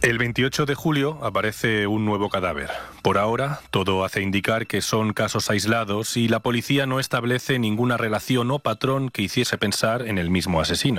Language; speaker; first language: Spanish; native; Spanish